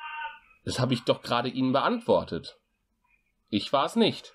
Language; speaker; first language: German; native; German